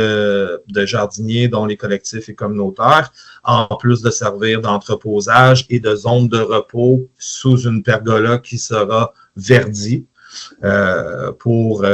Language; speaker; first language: French; native; French